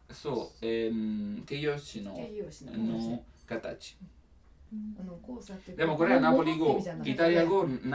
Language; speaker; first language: Japanese; non-native, learner; Italian